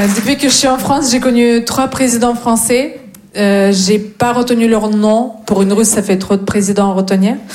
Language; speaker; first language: French; non-native, fluent; Russian